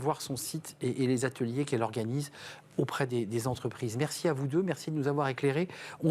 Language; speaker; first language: French; native; French